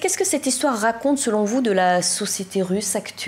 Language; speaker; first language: French; native; French